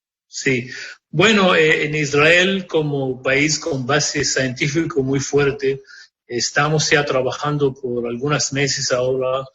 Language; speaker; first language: Spanish; non-native, fluent; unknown